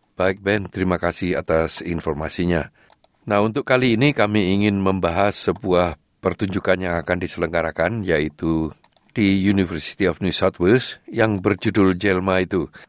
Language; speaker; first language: Indonesian; native; Indonesian